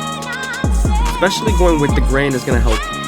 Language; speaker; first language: English; native; English